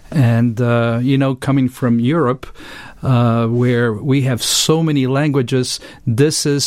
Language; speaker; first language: English; non-native, fluent; French